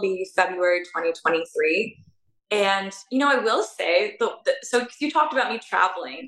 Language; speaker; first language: English; native; English